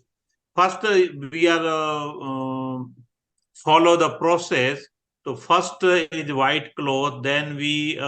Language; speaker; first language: English; non-native, learner; Gujarati